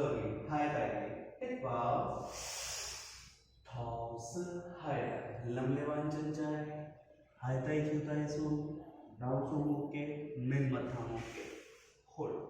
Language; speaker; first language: Vietnamese; non-native, learner; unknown